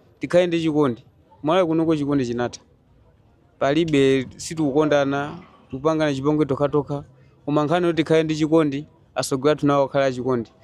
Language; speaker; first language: Nyanja; native; Nyanja